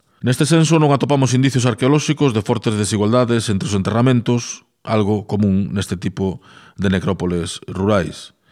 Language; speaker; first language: Galician; native; Galician